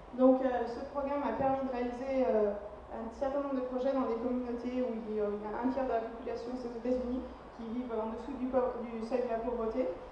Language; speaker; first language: French; native; French